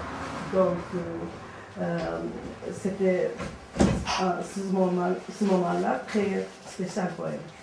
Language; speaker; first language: French; non-native, learner; Japanese